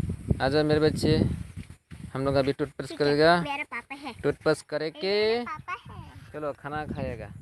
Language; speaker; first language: Hindi; non-native, local second language; Kok Borok